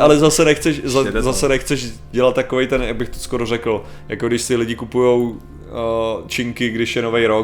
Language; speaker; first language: Czech; native; Czech